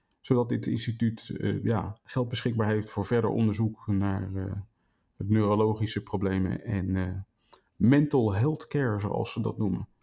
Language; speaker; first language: Dutch; native; Dutch